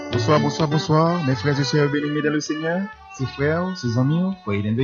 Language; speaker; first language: French; non-native, local second language; Haitian Creole